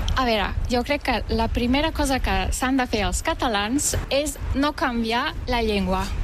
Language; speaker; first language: Catalan; non-native, fluent; Turkish